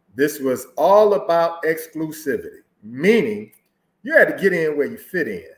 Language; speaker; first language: English; native; English